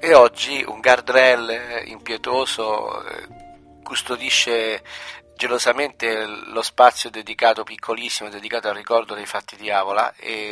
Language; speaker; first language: Italian; native; Italian